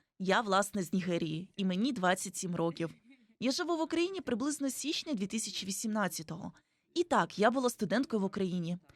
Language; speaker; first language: Ukrainian; non-native, fluent; Igbo